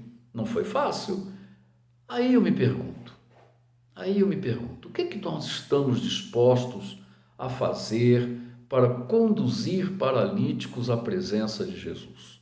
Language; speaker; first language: Portuguese; native; Portuguese